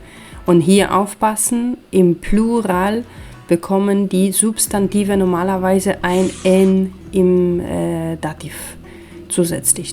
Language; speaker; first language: German; non-native, fluent; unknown